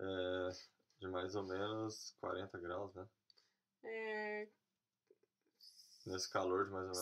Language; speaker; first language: Portuguese; native; Portuguese